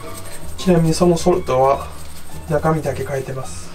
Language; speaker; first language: Japanese; native; Japanese